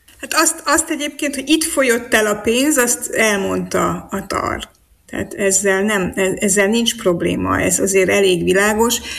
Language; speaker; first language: Hungarian; native; Hungarian